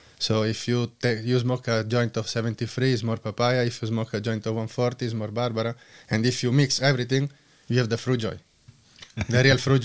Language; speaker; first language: English; non-native, learner; Italian